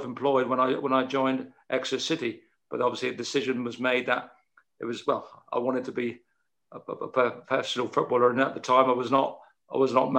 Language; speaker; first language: English; native; English